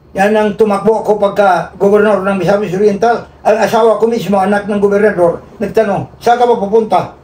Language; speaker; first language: Filipino; non-native, local second language; Cebuano